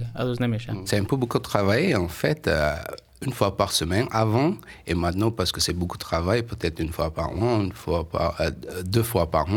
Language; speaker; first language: French; non-native, learner; Persian